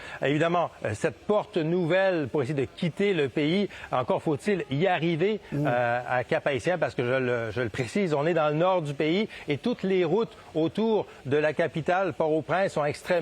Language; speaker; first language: French; native; French